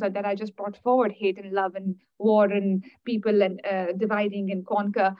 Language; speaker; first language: English; non-native, local second language; Urdu